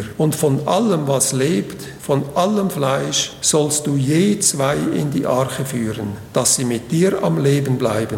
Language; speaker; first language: German; native; German